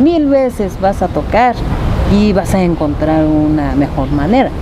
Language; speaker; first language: Spanish; non-native, fluent; Japanese